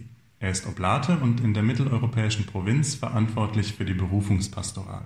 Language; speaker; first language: German; native; German